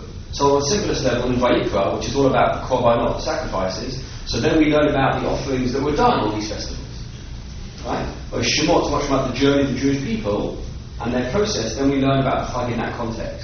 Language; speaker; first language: English; native; English